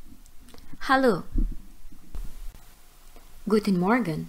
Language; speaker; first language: German; non-native, fluent; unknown